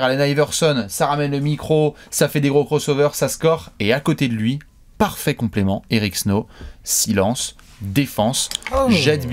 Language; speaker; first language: French; native; French